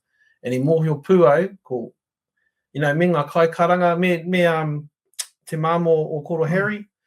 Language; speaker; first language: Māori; non-native, local second language; English